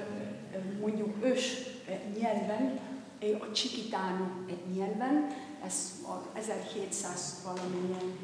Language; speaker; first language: Hungarian; non-native, learner; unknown